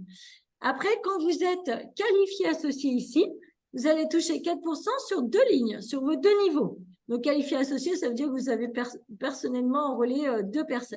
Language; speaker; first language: French; native; French